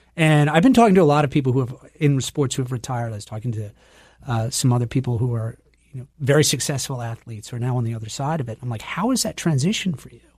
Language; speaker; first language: English; native; English